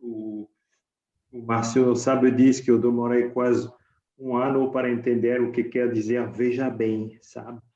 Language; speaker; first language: Portuguese; non-native, fluent; French